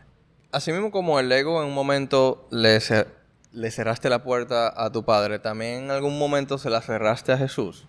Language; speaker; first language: Spanish; native; Spanish